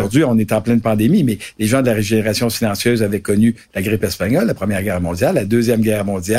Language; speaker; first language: French; native; French